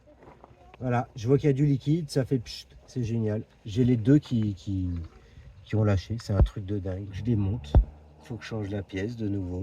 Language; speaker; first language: French; native; French